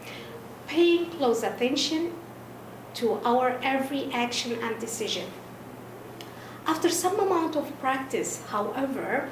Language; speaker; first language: English; non-native, fluent; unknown